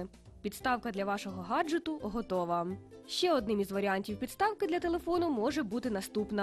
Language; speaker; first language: Ukrainian; native; Ukrainian